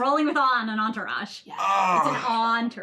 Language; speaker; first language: English; native; English